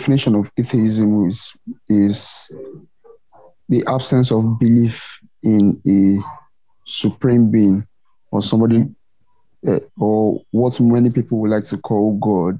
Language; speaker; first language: English; non-native, local second language; Igbo